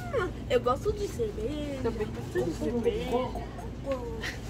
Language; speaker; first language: Portuguese; early bilingual, heritage; Portuguese